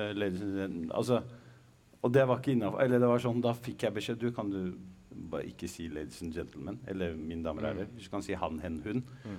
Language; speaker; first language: Norwegian; early bilingual, other home language; Arabic